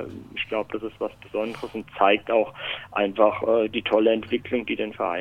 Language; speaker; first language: German; native; German